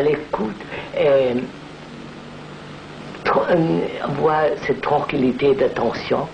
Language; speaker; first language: French; non-native, fluent; Telugu